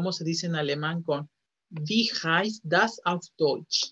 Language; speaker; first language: German; non-native, fluent; Spanish